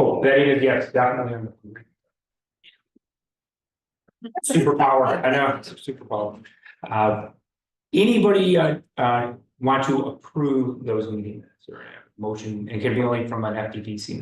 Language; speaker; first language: English; native; English